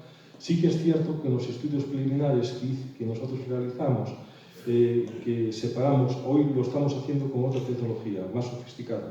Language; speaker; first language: Spanish; native; Spanish